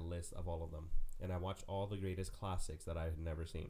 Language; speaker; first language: English; non-native, fluent; Spanish